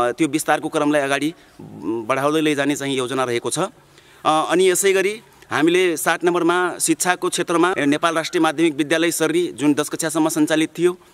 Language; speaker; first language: Nepali; non-native, local second language; Dangaura Tharu